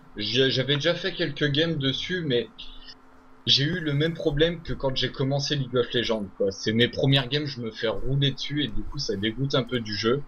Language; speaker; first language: French; native; French